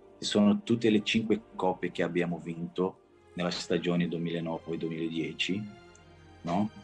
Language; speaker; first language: Italian; non-native, fluent; Portuguese